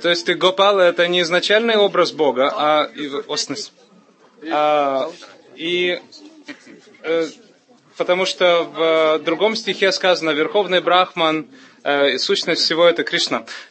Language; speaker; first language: Russian; native; Russian